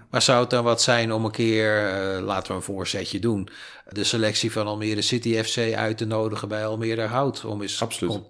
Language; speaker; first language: Dutch; native; Dutch